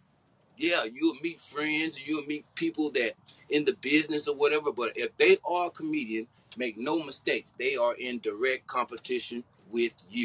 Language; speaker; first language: English; native; English